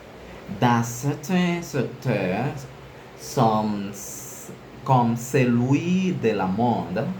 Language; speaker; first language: French; non-native, learner; Spanish